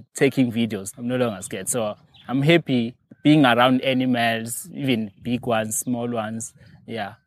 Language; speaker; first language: English; non-native, local second language; Zulu